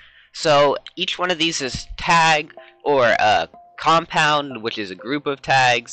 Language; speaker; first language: English; native; English